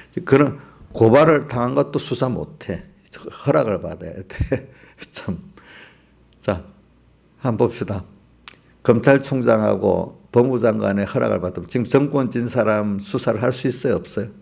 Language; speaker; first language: Korean; native; Korean